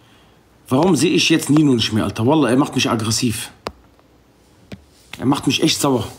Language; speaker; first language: German; non-native, local second language; Arabic